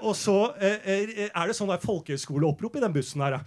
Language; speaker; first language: Norwegian; native; Norwegian